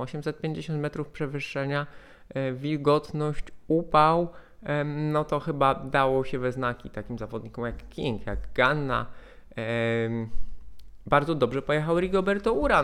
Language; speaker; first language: Polish; native; Polish